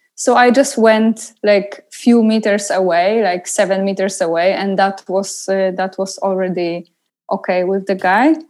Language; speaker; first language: English; non-native, fluent; Polish